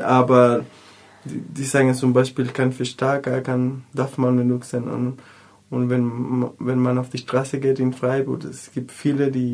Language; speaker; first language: German; non-native, learner; Spanish